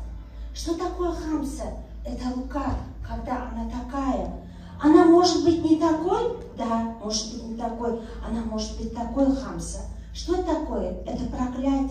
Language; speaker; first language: Russian; non-native, local second language; Uzbek